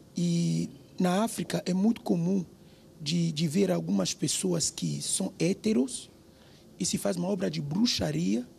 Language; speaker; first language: Portuguese; non-native, fluent; French